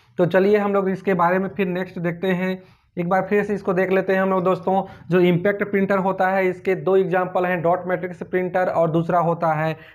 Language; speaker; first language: Hindi; native; Hindi